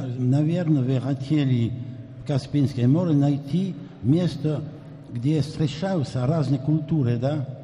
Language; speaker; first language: Russian; non-native, fluent; French